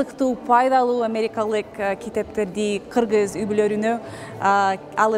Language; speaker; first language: Kyrgyz; non-native, fluent; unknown